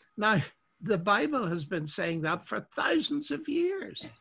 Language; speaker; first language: English; native; English